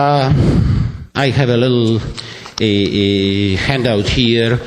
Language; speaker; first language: English; non-native, fluent; Polish